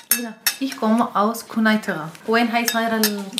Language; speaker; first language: German; non-native, learner; Arabic